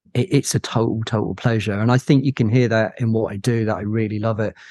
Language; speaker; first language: English; native; English